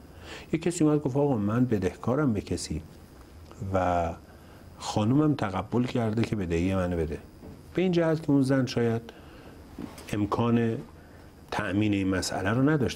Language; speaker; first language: Persian; native; Persian